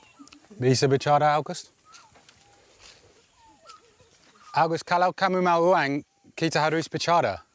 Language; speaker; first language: Indonesian; non-native, learner; English